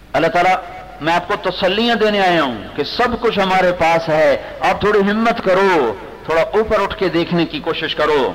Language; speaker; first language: Urdu; non-native, local second language; Punjabi